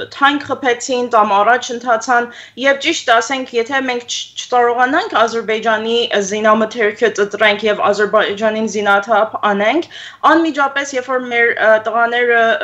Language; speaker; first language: Armenian; early bilingual, heritage; Armenian